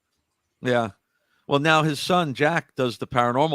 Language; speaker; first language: English; native; English